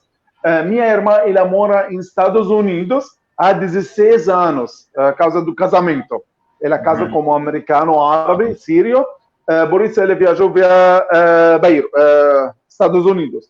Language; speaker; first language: Portuguese; non-native, fluent; Arabic